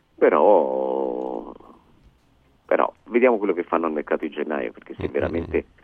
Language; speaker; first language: Italian; native; Italian